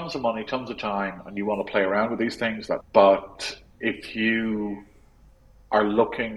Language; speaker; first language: English; native; English